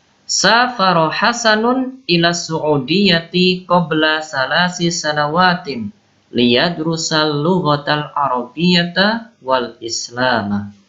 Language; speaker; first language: Arabic; non-native, fluent; Indonesian